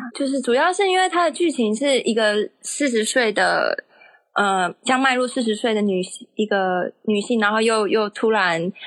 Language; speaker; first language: Chinese; native; Chinese